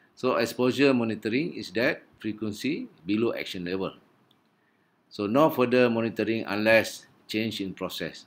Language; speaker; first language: English; non-native, local second language; Malay